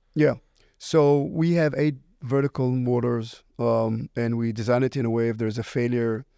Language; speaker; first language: English; non-native, fluent; Hebrew